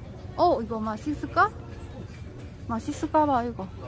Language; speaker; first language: Korean; non-native, learner; Vietnamese